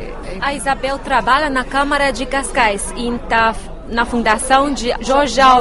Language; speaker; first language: Portuguese; non-native, fluent; Chinese